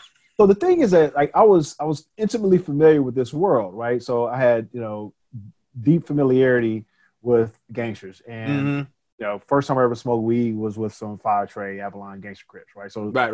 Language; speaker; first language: English; native; English